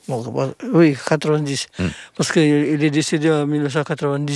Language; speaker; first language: French; non-native, fluent; Indonesian